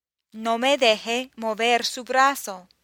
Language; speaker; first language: Spanish; non-native, fluent; English